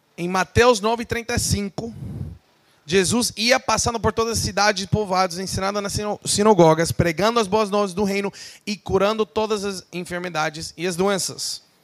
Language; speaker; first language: Portuguese; non-native, fluent; English